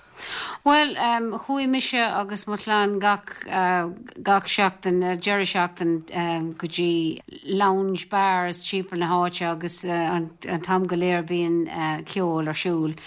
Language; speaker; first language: Irish; non-native, local second language; English